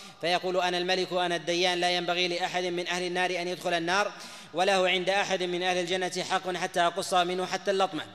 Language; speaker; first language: Arabic; native; Arabic